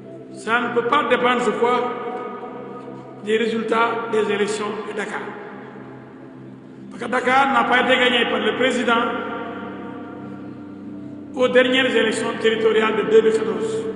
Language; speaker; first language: French; non-native, local second language; Wolof